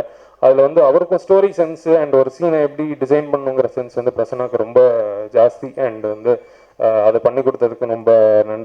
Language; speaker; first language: Tamil; native; Tamil